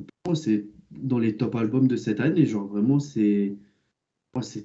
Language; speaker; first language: French; native; French